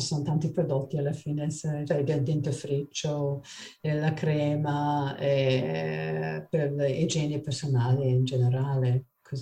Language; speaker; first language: Italian; non-native, fluent; English